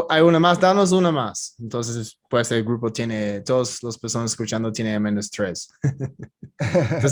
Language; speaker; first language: Spanish; non-native, fluent; English